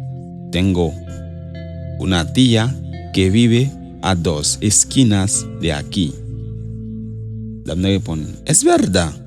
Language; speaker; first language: Spanish; non-native, fluent; Haitian Creole